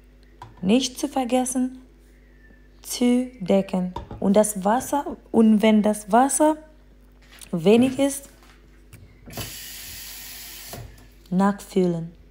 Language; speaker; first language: German; non-native, fluent; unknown